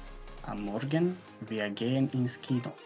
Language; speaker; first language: German; non-native, fluent; Macedonian